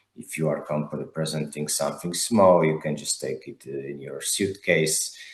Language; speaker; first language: English; non-native, fluent; Slovak